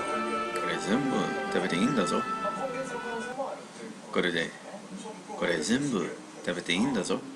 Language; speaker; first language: Japanese; non-native, learner; English